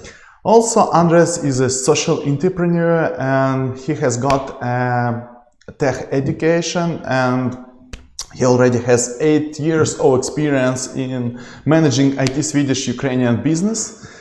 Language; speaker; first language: English; non-native, learner; Ukrainian